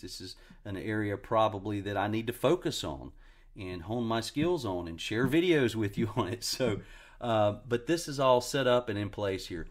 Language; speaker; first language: English; native; English